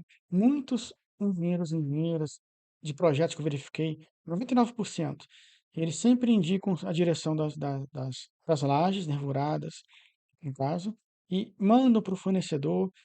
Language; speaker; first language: Portuguese; native; Portuguese